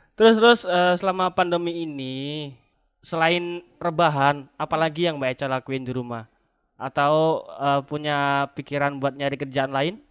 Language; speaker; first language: Indonesian; non-native, local second language; Javanese